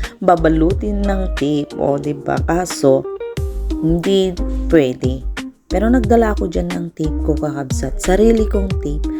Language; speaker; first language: Filipino; non-native, local second language; Iloko